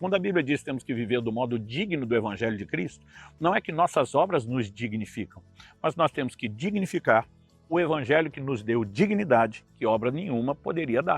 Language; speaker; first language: Portuguese; native; Portuguese